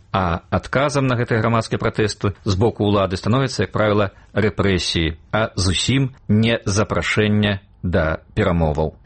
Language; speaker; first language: Belarusian; native; Belarusian